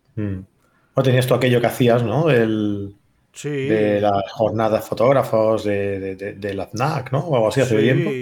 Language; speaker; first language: Spanish; native; Spanish